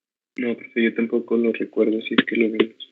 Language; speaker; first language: Spanish; native; Spanish